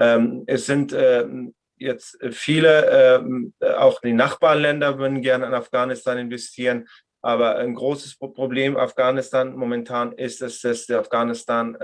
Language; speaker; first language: German; non-native, fluent; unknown